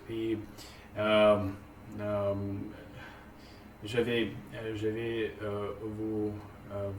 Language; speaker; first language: French; non-native, learner; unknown